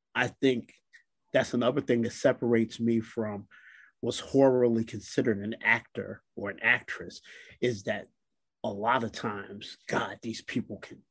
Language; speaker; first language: English; native; English